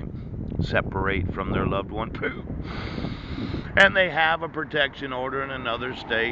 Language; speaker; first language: English; native; English